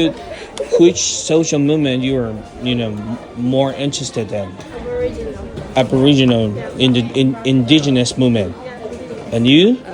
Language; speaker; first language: English; non-native, fluent; Chinese